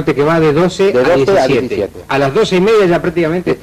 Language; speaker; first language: Spanish; native; Spanish